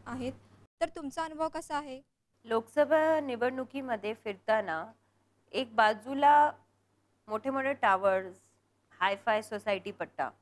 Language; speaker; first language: Marathi; non-native, local second language; Punjabi